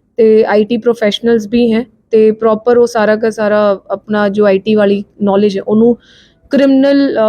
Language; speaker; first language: Punjabi; non-native, local second language; Hindi